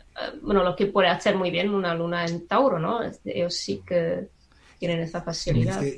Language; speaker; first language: Spanish; non-native, fluent; Czech